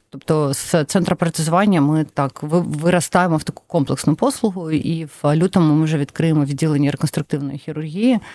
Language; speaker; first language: Ukrainian; non-native, local second language; Russian